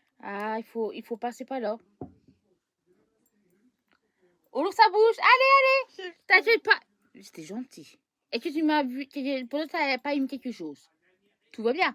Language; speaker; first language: French; native; French